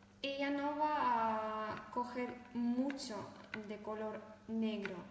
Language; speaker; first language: Spanish; non-native, fluent; Russian